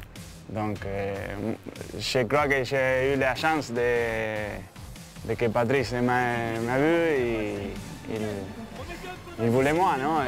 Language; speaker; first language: French; non-native, fluent; Spanish